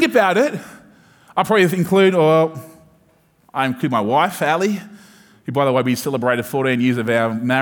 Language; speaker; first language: English; native; English